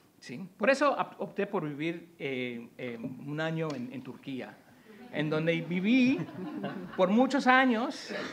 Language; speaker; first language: Spanish; early bilingual, heritage; Spanish